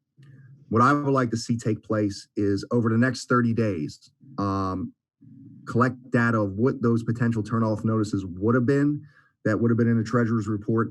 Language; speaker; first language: English; native; English